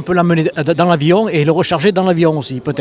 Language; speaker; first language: French; native; French